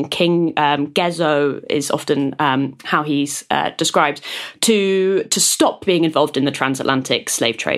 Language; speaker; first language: English; native; English